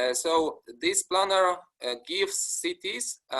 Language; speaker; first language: English; non-native, fluent; Polish